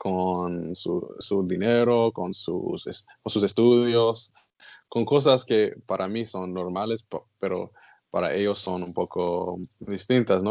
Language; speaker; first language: Spanish; non-native, learner; English